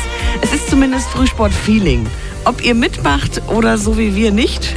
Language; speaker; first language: German; native; German